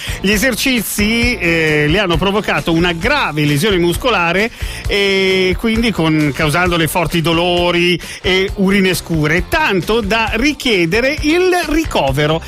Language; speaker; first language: Italian; native; Italian